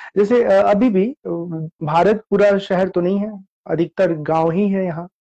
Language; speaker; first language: Hindi; native; Hindi